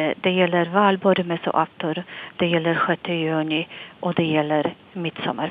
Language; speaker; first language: Swedish; non-native, fluent; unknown